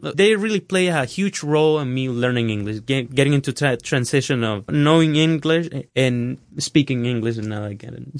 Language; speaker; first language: English; non-native, fluent; Spanish